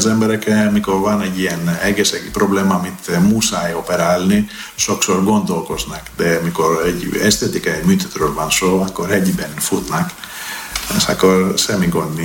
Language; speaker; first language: Hungarian; non-native, fluent; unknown